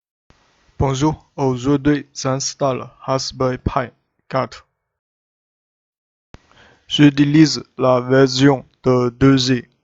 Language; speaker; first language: French; non-native, learner; Chinese